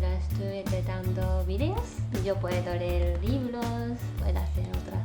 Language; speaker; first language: Spanish; non-native, learner; Japanese